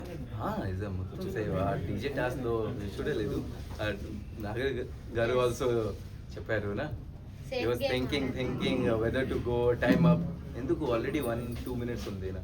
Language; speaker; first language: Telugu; non-native, learner; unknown